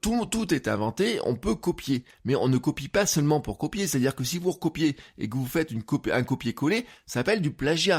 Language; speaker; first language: French; native; French